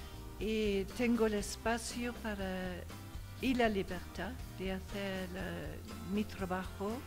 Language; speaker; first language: Spanish; non-native, learner; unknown